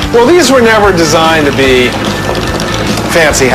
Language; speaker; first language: English; native; English